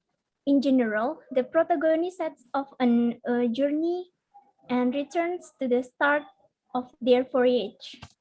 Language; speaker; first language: English; non-native, learner; Indonesian